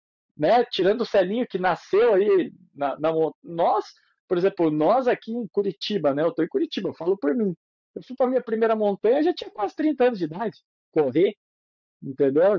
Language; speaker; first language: Portuguese; native; Portuguese